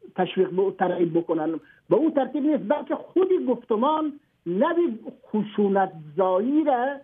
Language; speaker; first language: Persian; native; Persian